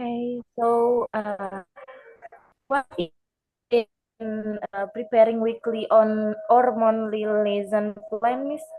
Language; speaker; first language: English; non-native, learner; Indonesian